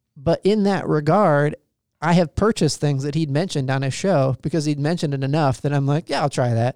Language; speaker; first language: English; native; English